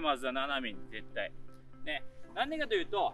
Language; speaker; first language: Japanese; native; Japanese